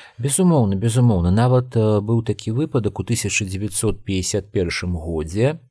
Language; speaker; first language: Belarusian; non-native, local second language; Russian